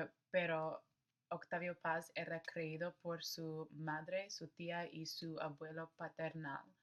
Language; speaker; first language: Spanish; non-native, learner; English